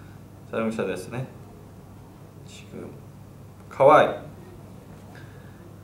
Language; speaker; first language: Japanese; non-native, fluent; Korean